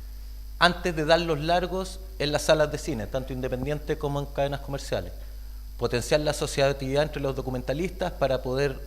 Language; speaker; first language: Spanish; native; Spanish